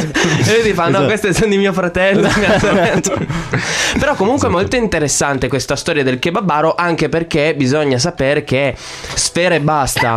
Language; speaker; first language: Italian; native; Italian